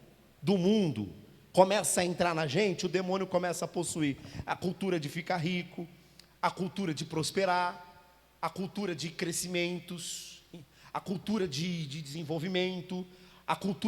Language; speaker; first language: Portuguese; native; Portuguese